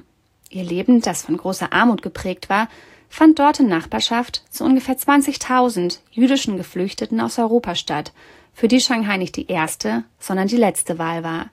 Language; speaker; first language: German; native; German